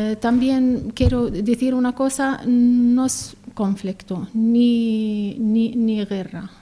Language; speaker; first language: Spanish; non-native, learner; Arabic